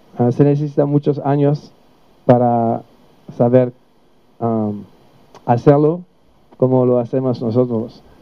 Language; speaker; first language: Spanish; non-native, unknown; French